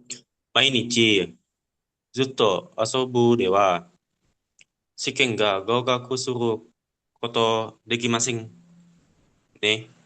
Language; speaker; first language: Japanese; non-native, learner; Indonesian